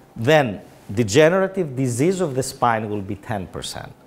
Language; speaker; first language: English; non-native, fluent; Greek